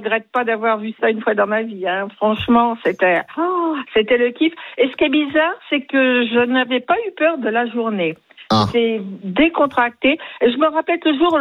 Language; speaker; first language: French; native; French